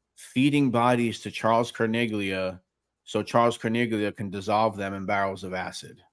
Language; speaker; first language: English; native; English